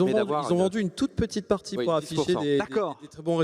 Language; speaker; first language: French; native; French